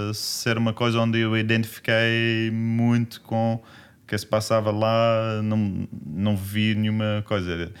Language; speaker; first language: Portuguese; non-native, learner; English